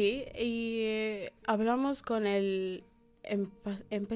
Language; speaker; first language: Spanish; non-native, learner; Arabic